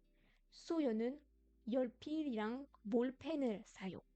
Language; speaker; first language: Korean; non-native, fluent; French